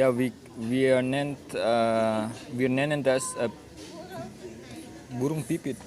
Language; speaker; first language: German; non-native, learner; Indonesian